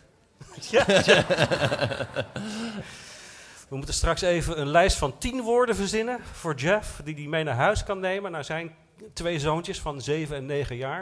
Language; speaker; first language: Dutch; native; Dutch